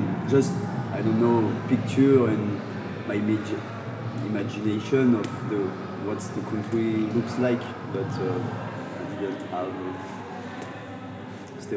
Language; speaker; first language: English; non-native, learner; French